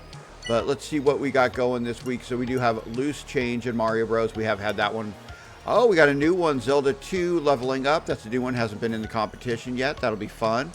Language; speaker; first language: English; native; English